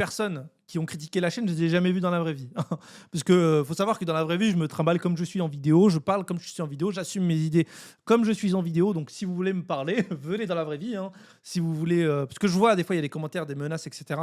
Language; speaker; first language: French; native; French